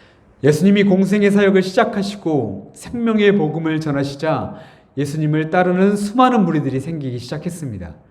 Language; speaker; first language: Korean; native; Korean